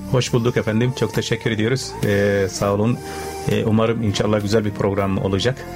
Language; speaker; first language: Turkish; non-native, fluent; Arabic